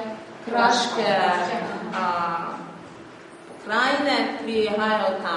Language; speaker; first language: Slovenian; non-native, fluent; French